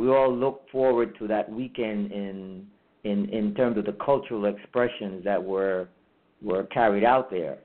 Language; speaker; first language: English; early bilingual, heritage; English